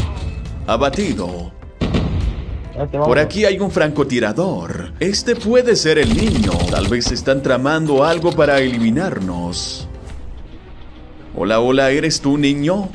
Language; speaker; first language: Spanish; native; Spanish